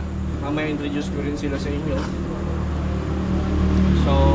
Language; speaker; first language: Filipino; native; Filipino